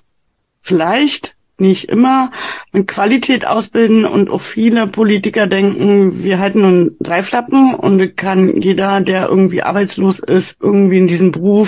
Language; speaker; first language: German; native; German